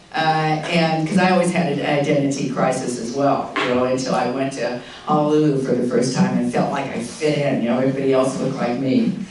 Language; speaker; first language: English; native; English